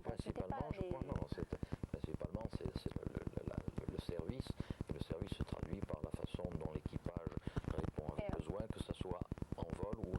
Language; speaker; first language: French; native; French